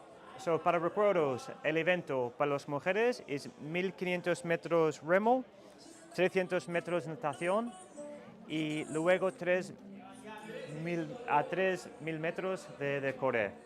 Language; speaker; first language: Spanish; non-native, learner; English